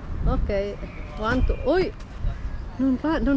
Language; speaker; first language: Italian; non-native, fluent; Filipino